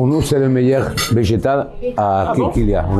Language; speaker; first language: French; non-native, learner; Basque